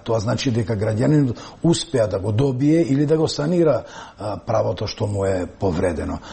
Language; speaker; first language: Macedonian; non-native, local second language; Albanian